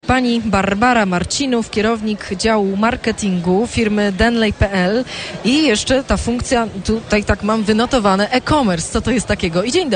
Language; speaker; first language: Polish; native; Polish